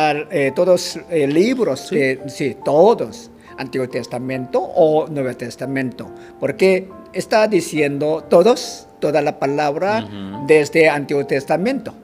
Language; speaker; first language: Spanish; non-native, fluent; Korean